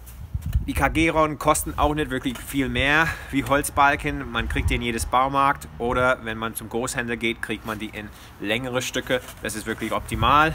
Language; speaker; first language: German; non-native, fluent; English